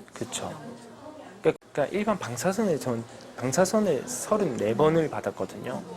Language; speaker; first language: Korean; native; Korean